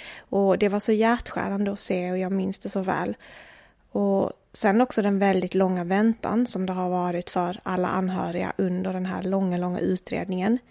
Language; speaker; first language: Swedish; native; Swedish